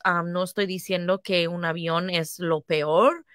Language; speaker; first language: Spanish; non-native, fluent; English